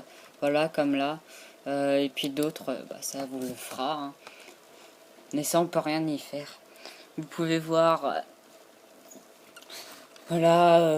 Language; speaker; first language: French; native; French